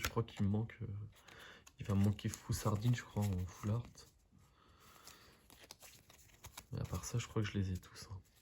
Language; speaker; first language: French; native; French